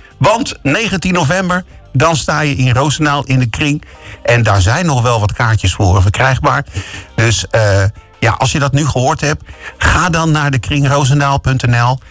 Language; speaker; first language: Dutch; native; Dutch